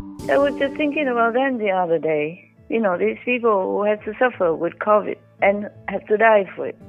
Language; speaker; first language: English; non-native, fluent; Vietnamese